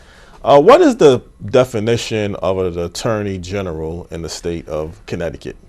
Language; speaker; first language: English; native; English